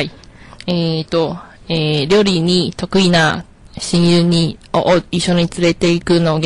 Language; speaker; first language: Japanese; non-native, learner; Chinese